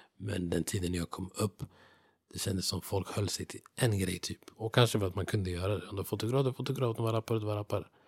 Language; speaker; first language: Swedish; non-native, fluent; English